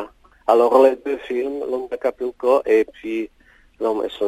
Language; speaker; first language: French; non-native, fluent; Czech